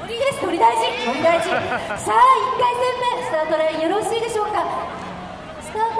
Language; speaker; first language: Japanese; native; Japanese